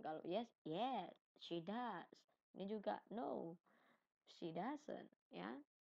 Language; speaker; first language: English; non-native, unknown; Indonesian